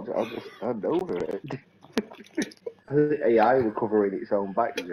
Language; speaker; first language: English; native; English